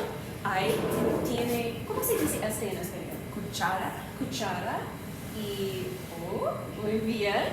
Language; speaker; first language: Spanish; non-native, learner; English